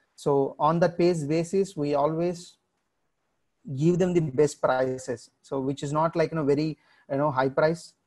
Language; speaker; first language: English; non-native, local second language; Telugu